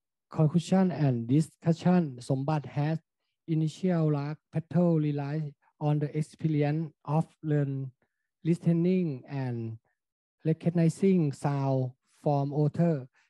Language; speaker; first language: English; non-native, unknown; Thai